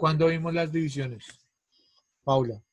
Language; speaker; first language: Spanish; native; Spanish